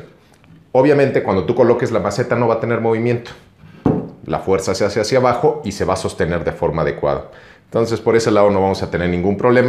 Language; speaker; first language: Spanish; native; Spanish